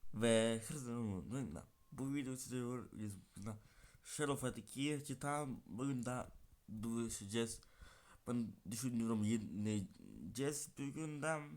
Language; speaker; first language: Turkish; non-native, learner; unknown